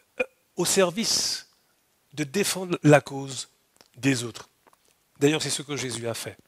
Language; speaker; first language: French; native; French